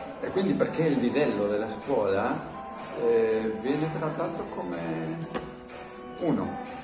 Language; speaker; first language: Italian; non-native, fluent; Spanish